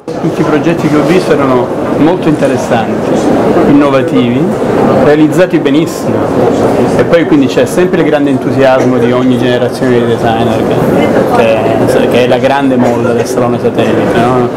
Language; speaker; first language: Italian; native; Italian